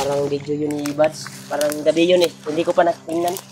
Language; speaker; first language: Filipino; non-native, local second language; Cebuano